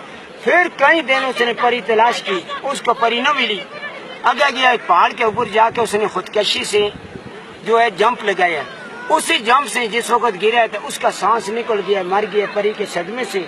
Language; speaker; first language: Hindi; non-native, local second language; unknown